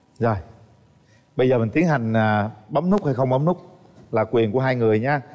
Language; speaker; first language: Vietnamese; native; Vietnamese